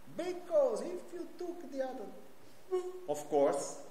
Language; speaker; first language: English; non-native, fluent; Italian